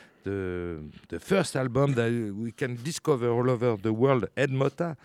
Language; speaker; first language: English; non-native, learner; French